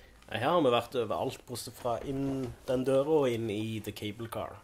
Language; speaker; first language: Norwegian; native; Norwegian